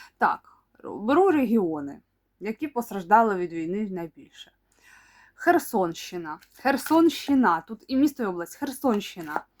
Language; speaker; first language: Ukrainian; non-native, local second language; Russian